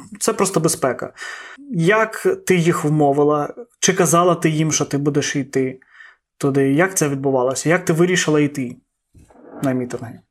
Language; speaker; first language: Ukrainian; non-native, local second language; Russian